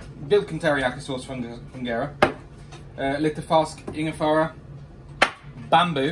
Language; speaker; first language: Swedish; non-native, fluent; English